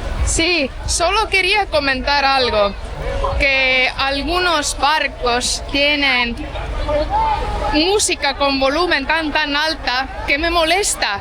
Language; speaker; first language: Spanish; non-native, fluent; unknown